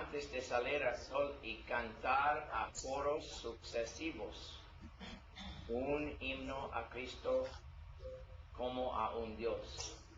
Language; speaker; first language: Spanish; non-native, learner; English